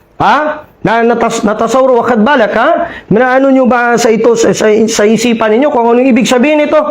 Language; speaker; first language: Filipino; non-native, local second language; Maranao